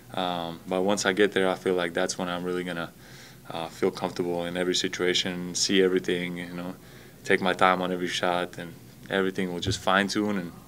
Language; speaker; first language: English; non-native, fluent; Latvian